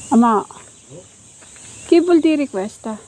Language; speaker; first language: Italian; non-native, learner; Filipino